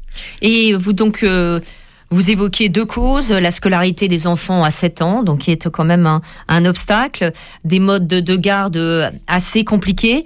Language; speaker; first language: French; native; French